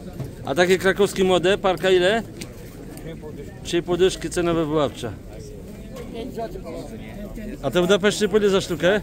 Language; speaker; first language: Polish; native; Polish